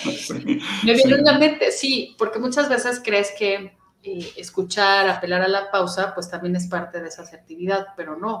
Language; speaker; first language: Spanish; native; Spanish